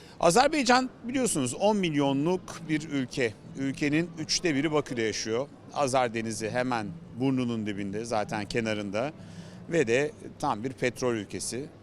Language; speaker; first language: Turkish; native; Turkish